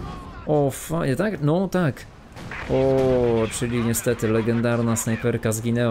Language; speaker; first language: Polish; native; Polish